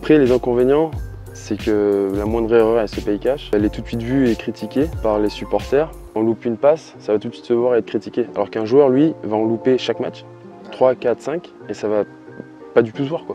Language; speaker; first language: French; native; French